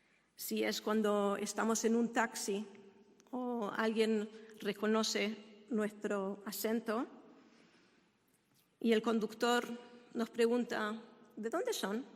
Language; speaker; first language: Spanish; non-native, fluent; Hebrew